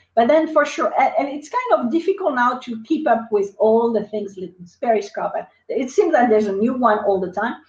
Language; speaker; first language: English; non-native, fluent; French